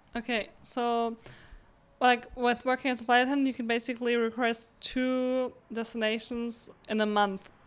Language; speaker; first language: English; non-native, fluent; German